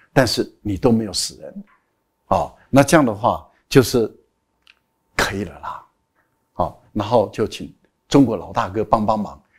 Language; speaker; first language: Chinese; native; Chinese